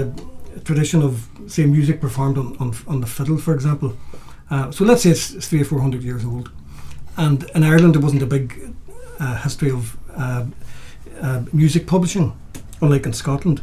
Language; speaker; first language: English; native; English